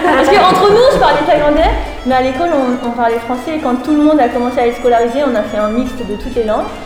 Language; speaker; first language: French; early bilingual, other home language; Thai